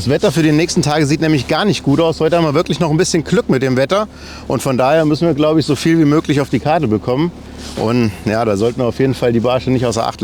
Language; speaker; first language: German; native; German